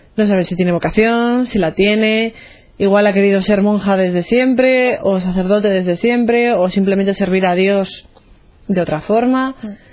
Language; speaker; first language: Spanish; native; Spanish